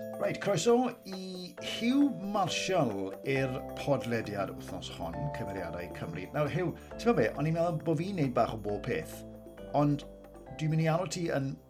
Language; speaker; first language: Welsh; native; Welsh